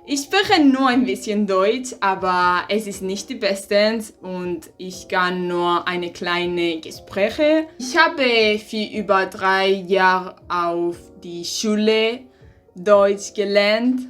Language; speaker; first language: German; non-native, learner; Spanish